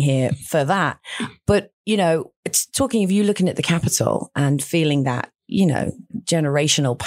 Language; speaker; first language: English; native; English